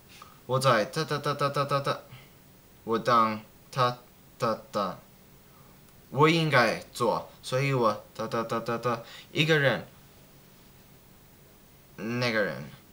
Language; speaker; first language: Chinese; non-native, learner; English